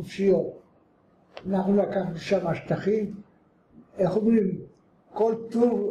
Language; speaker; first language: Hebrew; non-native, fluent; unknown